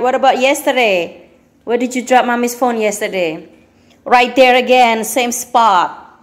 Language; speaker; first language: English; non-native, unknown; Javanese